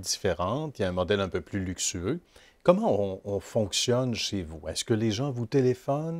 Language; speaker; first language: French; native; French